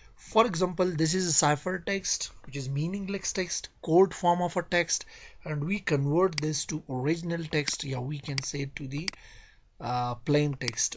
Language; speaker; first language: English; non-native, fluent; Persian